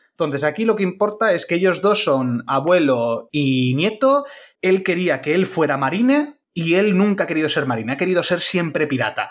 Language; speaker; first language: Spanish; native; Spanish